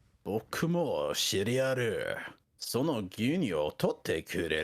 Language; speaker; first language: Japanese; non-native, learner; English